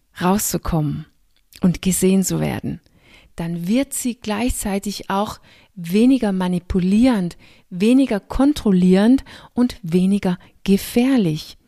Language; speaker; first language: German; non-native, fluent; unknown